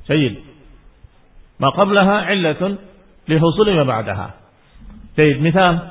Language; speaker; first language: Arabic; non-native, fluent; Indonesian